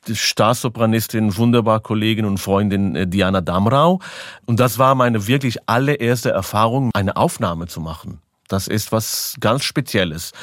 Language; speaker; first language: German; non-native, fluent; Hebrew